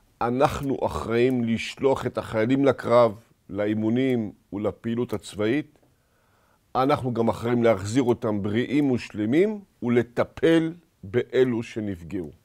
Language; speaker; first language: Hebrew; native; Hebrew